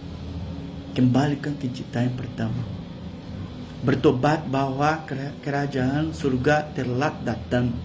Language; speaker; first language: Indonesian; non-native, fluent; Portuguese